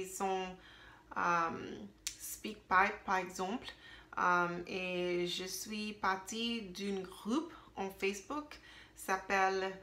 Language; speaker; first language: French; non-native, learner; English